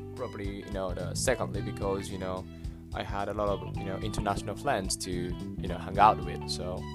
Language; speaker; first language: English; non-native, fluent; Japanese